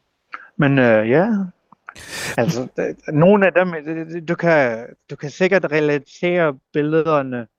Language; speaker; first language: Danish; non-native, local second language; Kalaallisut